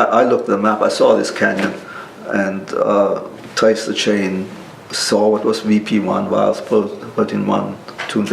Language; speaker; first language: English; non-native, local second language; German